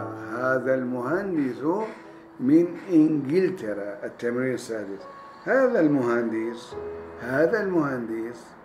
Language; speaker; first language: Arabic; non-native, fluent; Turkish